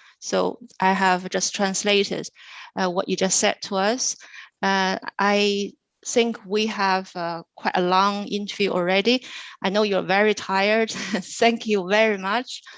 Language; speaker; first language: English; non-native, fluent; Chinese